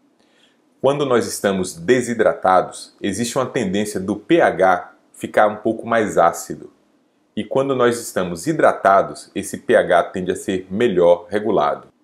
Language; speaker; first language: Portuguese; native; Portuguese